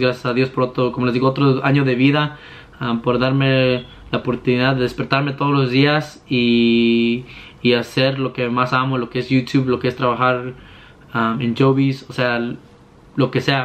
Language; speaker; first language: Spanish; early bilingual, heritage; Spanish